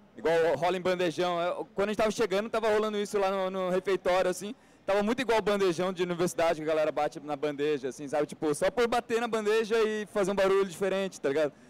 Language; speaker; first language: Portuguese; native; Portuguese